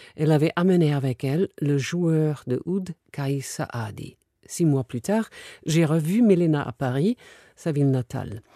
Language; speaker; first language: French; non-native, fluent; German